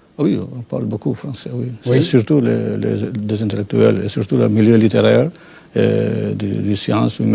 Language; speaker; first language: French; non-native, fluent; Albanian